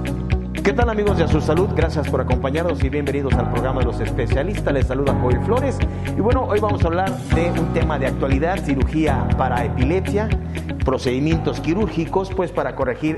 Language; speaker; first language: Spanish; native; Spanish